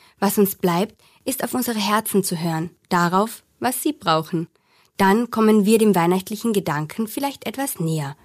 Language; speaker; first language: German; native; German